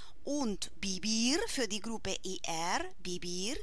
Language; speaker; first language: German; non-native, fluent; Spanish